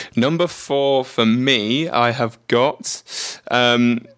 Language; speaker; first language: English; native; English